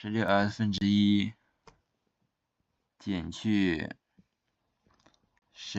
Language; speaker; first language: Chinese; native; Chinese